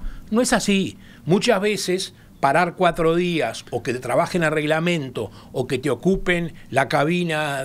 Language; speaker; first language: Spanish; native; Spanish